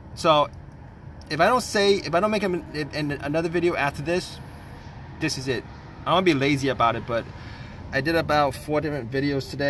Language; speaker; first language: English; native; English